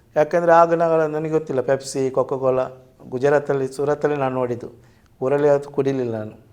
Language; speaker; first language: Kannada; non-native, local second language; Tulu